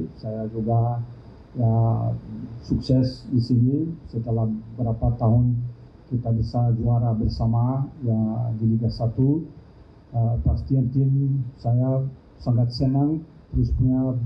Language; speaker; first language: Indonesian; non-native, fluent; Thai